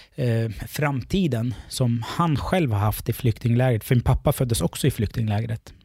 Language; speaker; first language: Swedish; early bilingual, other home language; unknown